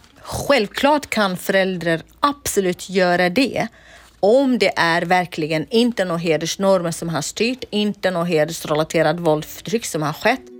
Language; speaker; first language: Swedish; non-native, fluent; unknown